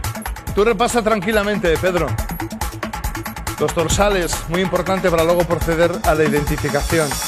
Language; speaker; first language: Spanish; native; Spanish